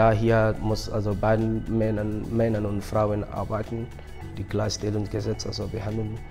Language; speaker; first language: German; non-native, learner; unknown